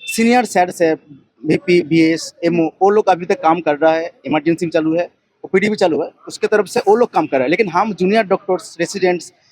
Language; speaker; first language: Hindi; non-native, local second language; Bangla